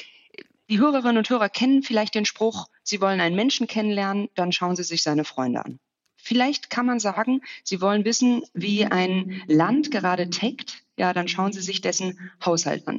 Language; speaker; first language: German; native; German